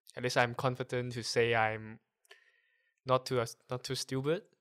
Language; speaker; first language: English; non-native, local second language; Cantonese